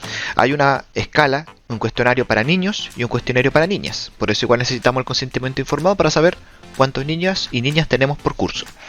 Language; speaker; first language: Spanish; native; Spanish